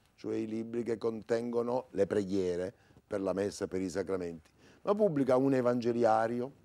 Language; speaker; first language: Italian; native; Italian